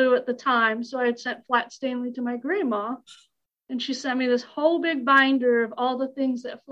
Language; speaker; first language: English; native; English